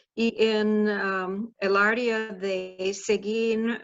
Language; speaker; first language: Spanish; non-native, fluent; English